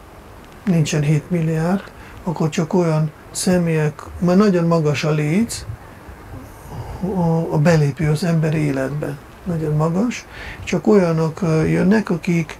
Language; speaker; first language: Hungarian; non-native, fluent; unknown